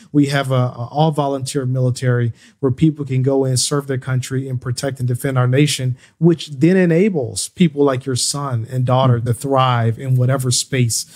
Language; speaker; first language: English; native; English